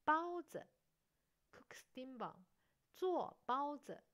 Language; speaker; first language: Chinese; non-native, fluent; English